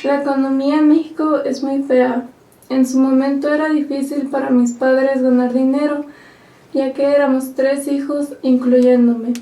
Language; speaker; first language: Spanish; native; Spanish